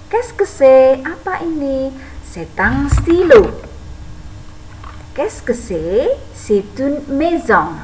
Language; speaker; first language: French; non-native, fluent; Indonesian